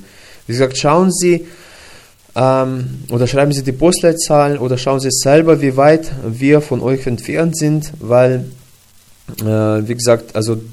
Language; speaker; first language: German; non-native, fluent; Russian